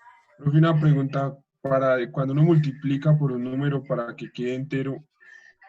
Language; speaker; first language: Spanish; native; Spanish